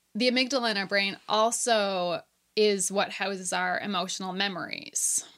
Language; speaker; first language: English; native; English